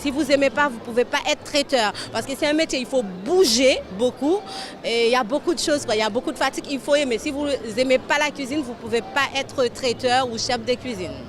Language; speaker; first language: French; non-native, local second language; Haitian Creole